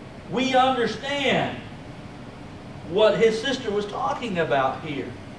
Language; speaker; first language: English; native; English